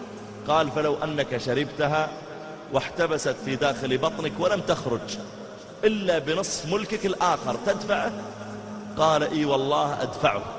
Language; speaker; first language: Arabic; native; Arabic